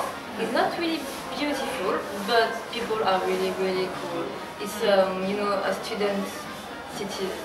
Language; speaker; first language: English; non-native, learner; French